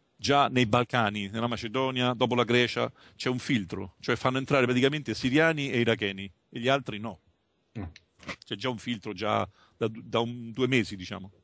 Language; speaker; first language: Italian; native; Italian